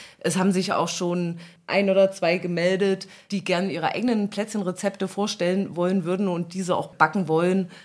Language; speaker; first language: German; native; German